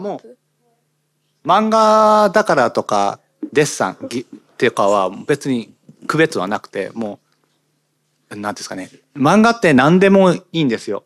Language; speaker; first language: Japanese; native; Japanese